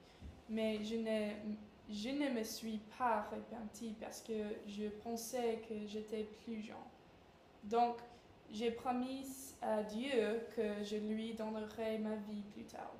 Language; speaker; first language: French; non-native, learner; English